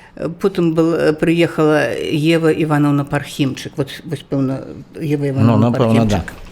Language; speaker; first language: Belarusian; native; Belarusian